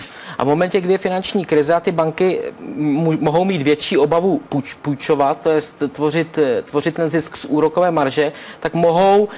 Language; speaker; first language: Czech; native; Czech